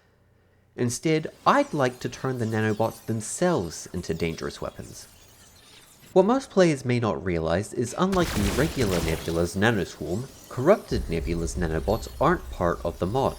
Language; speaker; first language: English; native; English